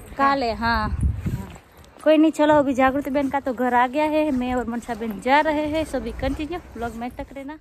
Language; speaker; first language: Hindi; non-native, local second language; Gujarati